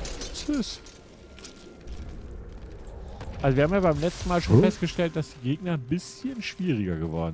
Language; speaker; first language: German; native; German